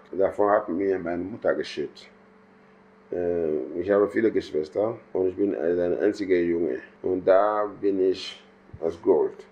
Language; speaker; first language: German; non-native, fluent; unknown